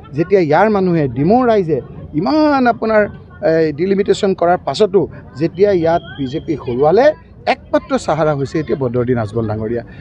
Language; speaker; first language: Assamese; native; Assamese